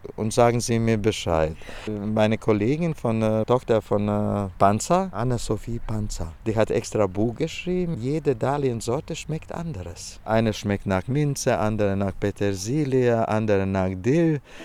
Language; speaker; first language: German; non-native, learner; Latvian